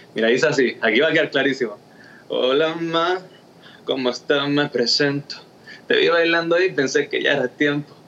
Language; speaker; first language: Spanish; native; Spanish